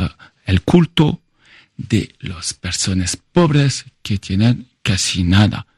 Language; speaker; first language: Spanish; non-native, fluent; French